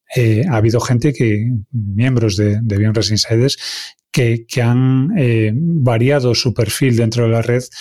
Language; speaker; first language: Spanish; non-native, local second language; Galician